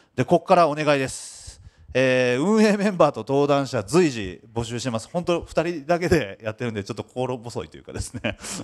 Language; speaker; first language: Japanese; native; Japanese